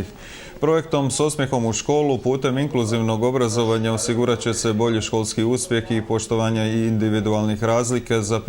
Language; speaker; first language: Croatian; native; Croatian